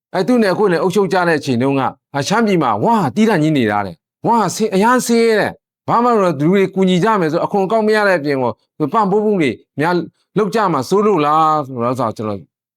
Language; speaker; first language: Burmese; non-native, local second language; Shan